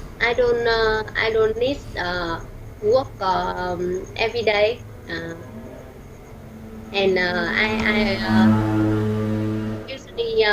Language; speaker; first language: English; non-native, learner; Vietnamese